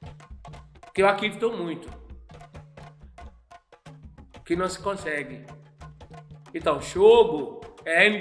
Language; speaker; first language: Portuguese; non-native, learner; Yoruba